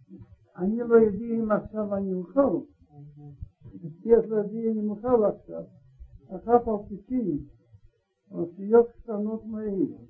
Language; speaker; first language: Hebrew; non-native, learner; Russian